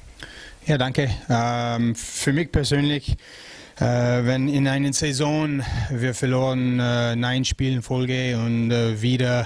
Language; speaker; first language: German; non-native, learner; French